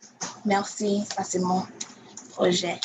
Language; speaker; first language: French; non-native, learner; English